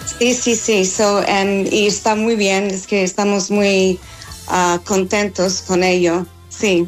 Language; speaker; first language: Spanish; non-native, fluent; English